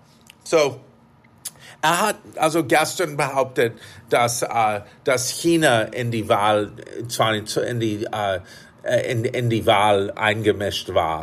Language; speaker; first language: German; non-native, fluent; English